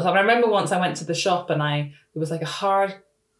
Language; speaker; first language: English; native; English